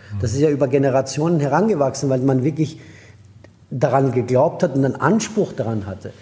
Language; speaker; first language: German; non-native, fluent; Persian